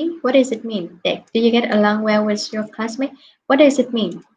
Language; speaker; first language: English; non-native, fluent; Vietnamese